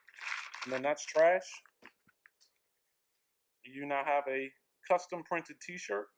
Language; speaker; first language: English; native; English